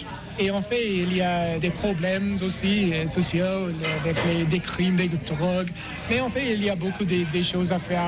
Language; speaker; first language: French; non-native, fluent; English